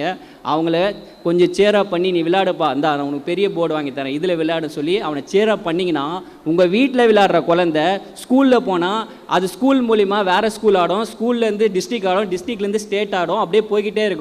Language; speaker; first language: Tamil; native; Tamil